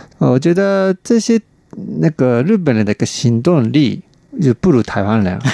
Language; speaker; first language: Chinese; non-native, fluent; Japanese